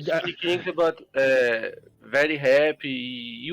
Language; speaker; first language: English; non-native, learner; Portuguese